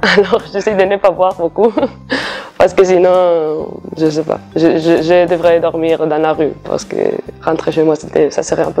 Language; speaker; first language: French; non-native, fluent; Spanish